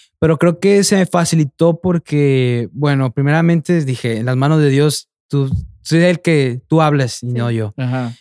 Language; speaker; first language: Spanish; native; Spanish